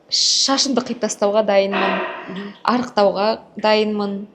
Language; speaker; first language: Kazakh; native; Kazakh